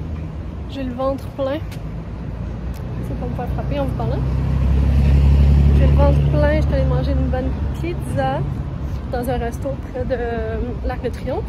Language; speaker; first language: French; native; French